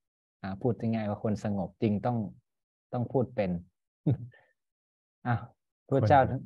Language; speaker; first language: Thai; native; Thai